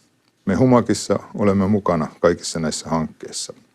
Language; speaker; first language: Finnish; native; Finnish